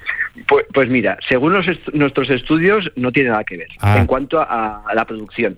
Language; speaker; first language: Spanish; native; Spanish